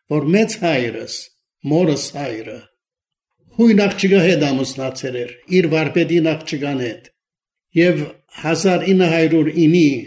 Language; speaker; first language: Armenian; early bilingual, heritage; Armenian